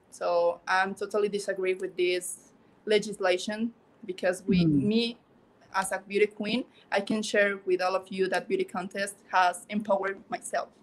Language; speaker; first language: English; non-native, learner; Spanish